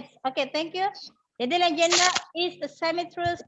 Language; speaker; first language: English; non-native, learner; Indonesian